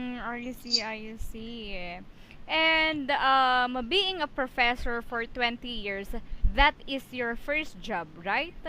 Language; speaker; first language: English; non-native, fluent; Filipino